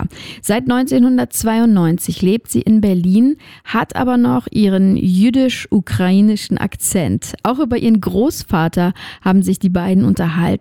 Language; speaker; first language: German; native; German